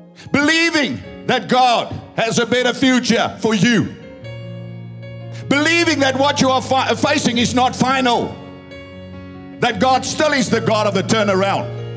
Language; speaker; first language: English; non-native, local second language; Afrikaans